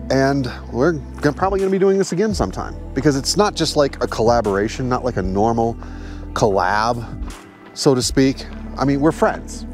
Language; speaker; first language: English; native; English